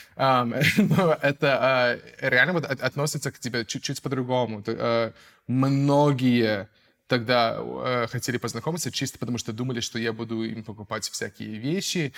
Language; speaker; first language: Russian; non-native, fluent; English